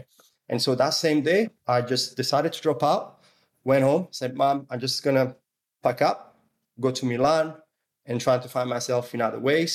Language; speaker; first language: English; non-native, fluent; Italian